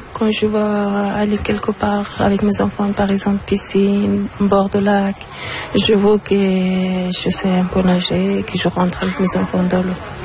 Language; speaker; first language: French; non-native, learner; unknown